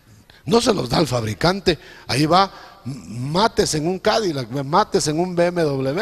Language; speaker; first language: Spanish; native; Spanish